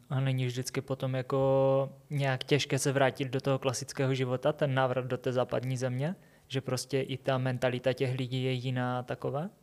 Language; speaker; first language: Czech; native; Czech